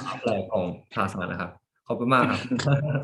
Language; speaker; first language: Thai; early bilingual, heritage; Japanese